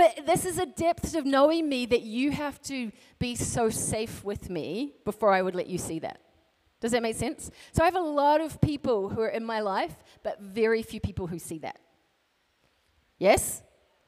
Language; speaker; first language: English; native; English